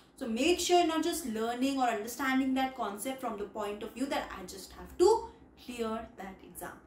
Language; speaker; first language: English; non-native, local second language; Hindi